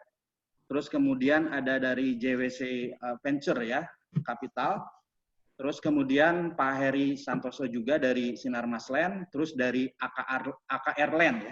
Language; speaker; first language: Indonesian; native; Indonesian